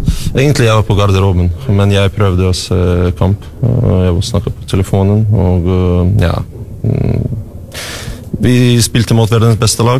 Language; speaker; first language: Norwegian; non-native, fluent; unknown